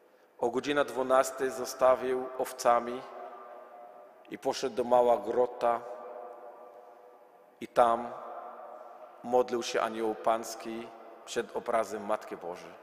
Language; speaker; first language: Polish; non-native, learner; Arabic